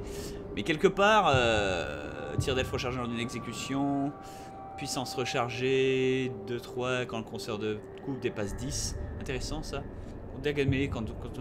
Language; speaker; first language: French; native; French